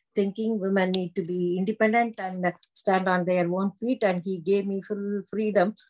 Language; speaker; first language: English; non-native, local second language; Tamil